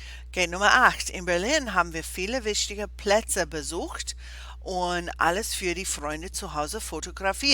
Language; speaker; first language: German; non-native, fluent; English